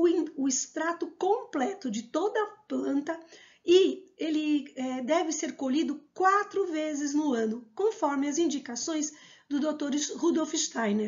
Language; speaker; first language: Portuguese; native; Portuguese